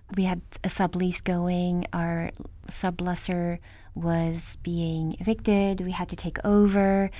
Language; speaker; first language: English; early bilingual, other home language; Norwegian